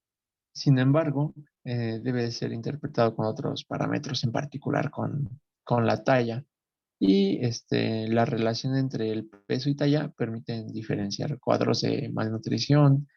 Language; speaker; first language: Spanish; native; Spanish